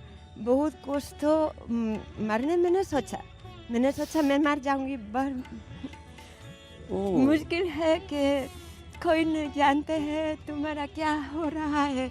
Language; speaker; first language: Hindi; non-native, learner; Spanish